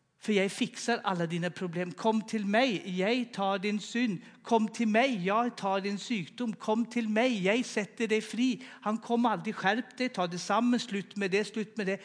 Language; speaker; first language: Swedish; native; Swedish